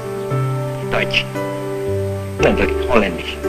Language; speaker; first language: German; non-native, fluent; Javanese